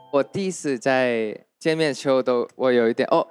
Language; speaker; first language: Chinese; non-native, learner; Thai